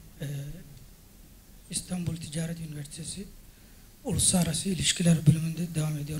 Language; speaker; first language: Turkish; non-native, fluent; Somali